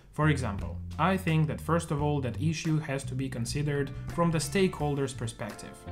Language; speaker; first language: English; non-native, fluent; Russian